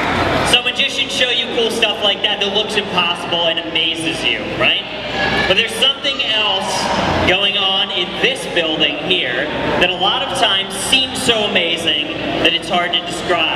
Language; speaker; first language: English; native; English